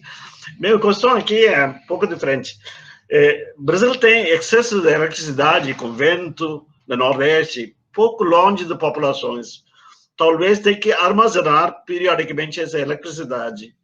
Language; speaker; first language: Portuguese; non-native, fluent; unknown